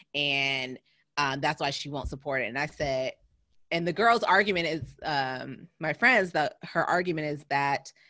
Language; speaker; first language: English; native; English